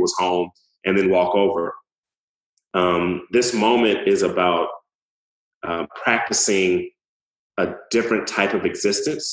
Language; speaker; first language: English; native; English